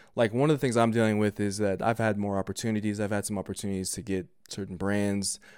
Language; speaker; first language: English; native; English